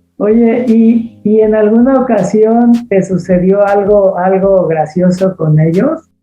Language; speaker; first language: Spanish; native; Spanish